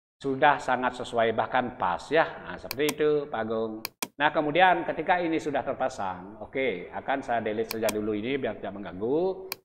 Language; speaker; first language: Indonesian; non-native, local second language; Balinese